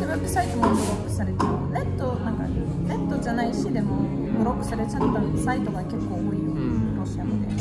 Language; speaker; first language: Japanese; non-native, fluent; Russian